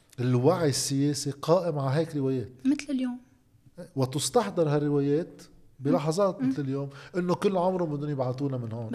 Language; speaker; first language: Arabic; native; Arabic